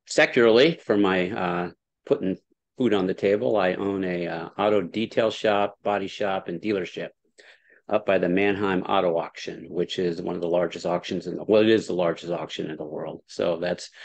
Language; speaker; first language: English; native; English